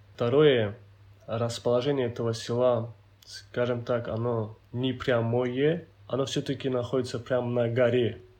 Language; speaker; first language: Russian; non-native, local second language; Avaric